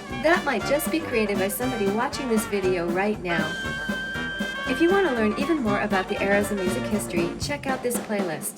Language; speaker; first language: English; native; English